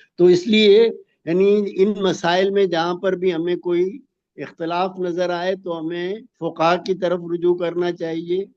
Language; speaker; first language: Urdu; non-native, local second language; Punjabi